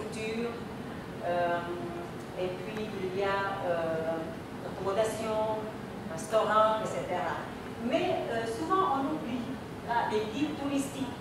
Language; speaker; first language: French; non-native, fluent; Indonesian